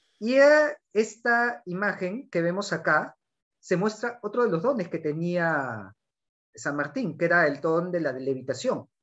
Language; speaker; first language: Spanish; native; Spanish